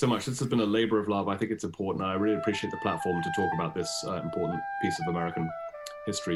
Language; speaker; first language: English; native; English